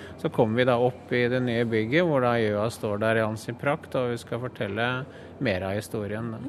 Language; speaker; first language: Norwegian; native; Norwegian